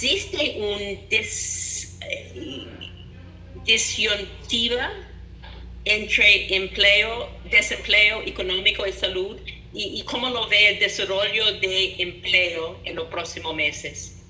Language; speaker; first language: Spanish; non-native, fluent; English